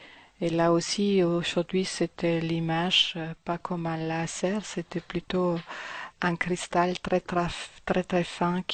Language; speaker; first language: French; non-native, fluent; German